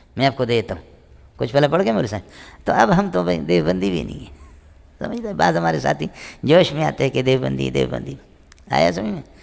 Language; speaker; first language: Urdu; non-native, local second language; Brahui